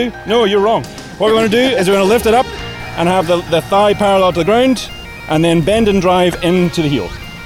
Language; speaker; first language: English; native; English